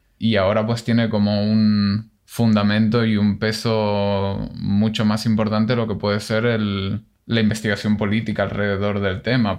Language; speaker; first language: Spanish; non-native, fluent; Hebrew